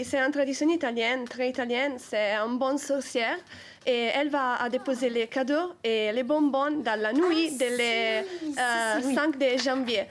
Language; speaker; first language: French; non-native, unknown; Italian